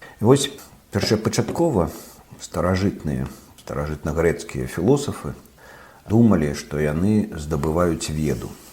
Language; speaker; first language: Belarusian; non-native, local second language; Russian